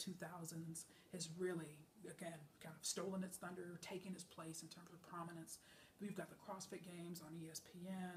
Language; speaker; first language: English; native; English